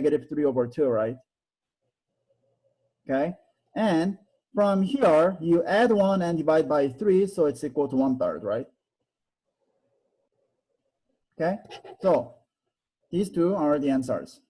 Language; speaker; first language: English; non-native, fluent; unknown